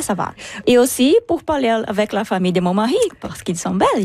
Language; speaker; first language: French; non-native, learner; Portuguese